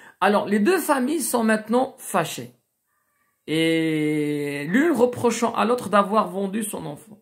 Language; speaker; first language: French; non-native, local second language; Arabic